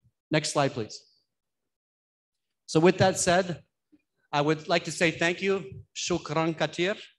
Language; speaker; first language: English; native; English